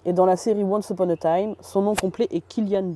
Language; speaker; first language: French; native; French